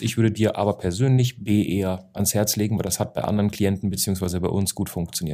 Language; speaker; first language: German; native; German